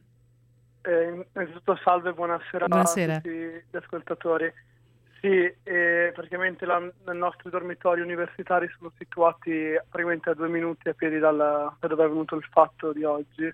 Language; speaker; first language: Italian; native; Italian